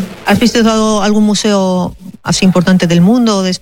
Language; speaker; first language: Spanish; native; Spanish